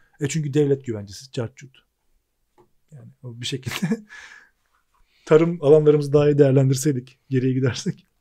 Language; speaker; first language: Turkish; native; Turkish